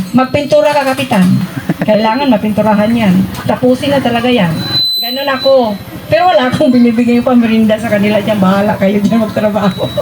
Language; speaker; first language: Filipino; non-native, local second language; Iloko